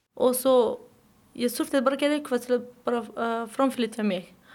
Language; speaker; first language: Icelandic; non-native, learner; Persian